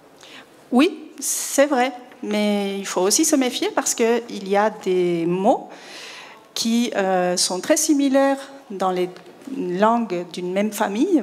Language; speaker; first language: French; non-native, fluent; Spanish